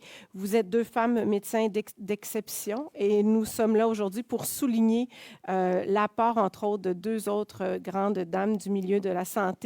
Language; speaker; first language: French; native; French